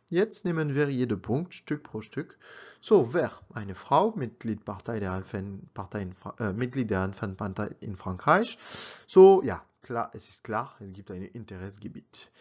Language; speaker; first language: German; non-native, learner; French